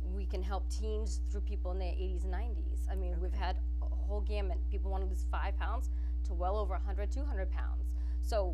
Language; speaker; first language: English; native; English